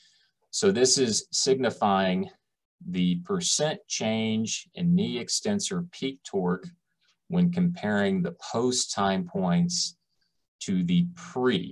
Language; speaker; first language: English; native; English